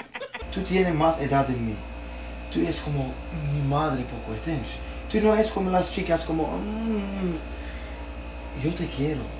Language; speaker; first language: Spanish; non-native, learner; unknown